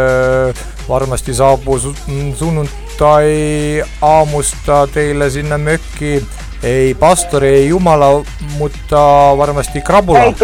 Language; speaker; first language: Finnish; non-native, learner; Estonian